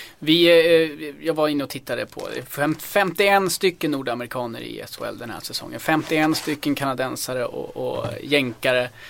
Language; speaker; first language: Swedish; native; Swedish